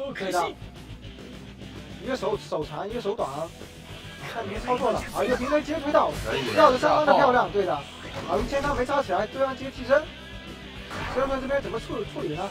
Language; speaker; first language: Chinese; native; Chinese